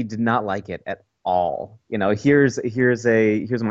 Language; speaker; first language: English; native; English